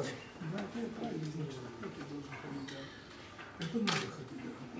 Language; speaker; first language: Russian; non-native, learner; Serbian